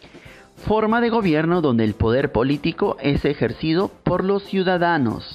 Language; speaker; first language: Spanish; native; Spanish